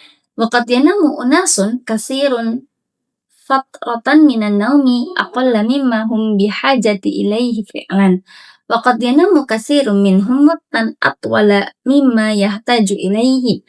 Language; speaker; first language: Arabic; non-native, learner; Indonesian